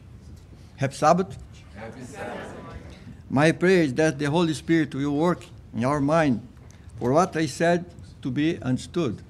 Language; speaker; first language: English; non-native, fluent; Portuguese